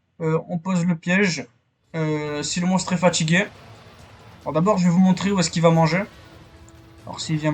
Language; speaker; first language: French; native; French